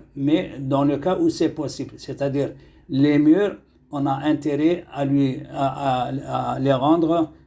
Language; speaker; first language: French; non-native, local second language; Arabic